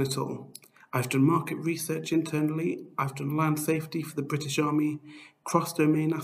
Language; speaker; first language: English; native; English